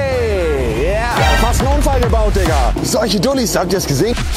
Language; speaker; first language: German; native; German